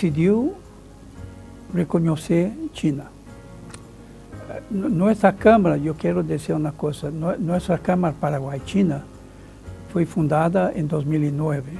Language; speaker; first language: Spanish; non-native, fluent; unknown